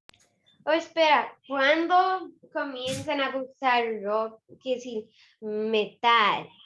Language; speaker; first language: Spanish; early bilingual, other home language; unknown